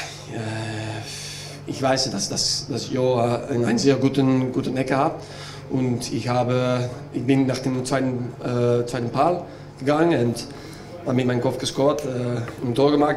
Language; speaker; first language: German; non-native, learner; Dutch